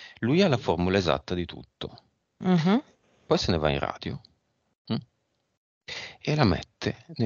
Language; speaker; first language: Italian; native; Italian